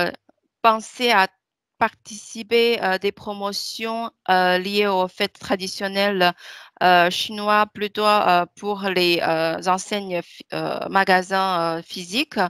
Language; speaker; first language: French; non-native, fluent; Chinese